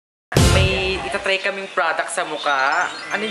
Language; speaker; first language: Filipino; native; Filipino